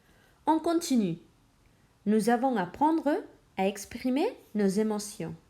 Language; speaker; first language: French; non-native, fluent; Spanish